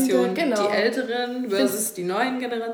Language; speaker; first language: German; native; German